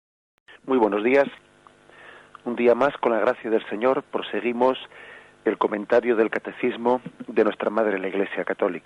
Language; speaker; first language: Spanish; native; Spanish